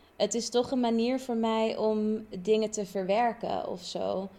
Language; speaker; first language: Dutch; non-native, local second language; Papiamento